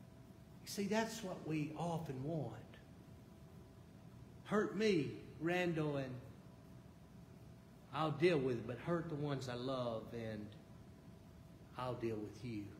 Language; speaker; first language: English; native; English